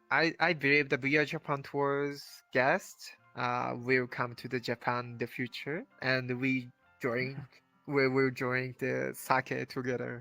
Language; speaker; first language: English; non-native, learner; Japanese